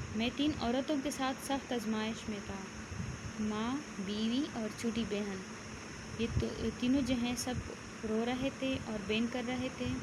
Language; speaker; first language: Urdu; non-native, local second language; Pashto